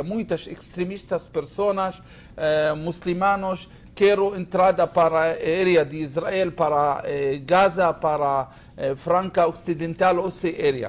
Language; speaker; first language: Spanish; non-native, learner; Hebrew